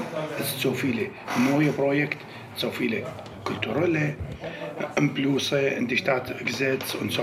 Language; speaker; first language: German; non-native, learner; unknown